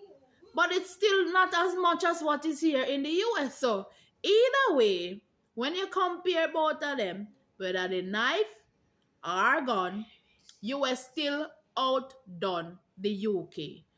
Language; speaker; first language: English; non-native, local second language; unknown